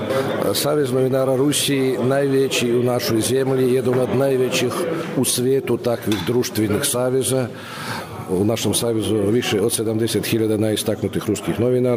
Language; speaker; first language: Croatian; non-native, fluent; Russian